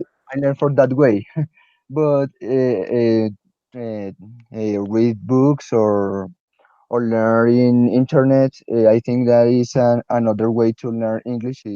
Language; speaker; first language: English; non-native, learner; Spanish